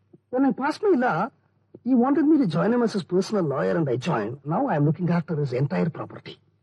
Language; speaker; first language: English; non-native, local second language; Tamil